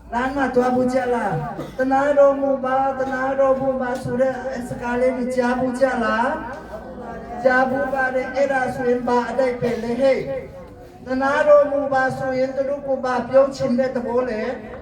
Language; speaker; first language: Burmese; non-native, local second language; Hakha Chin